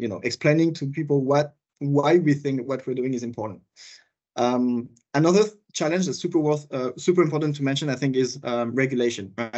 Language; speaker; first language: English; non-native, fluent; French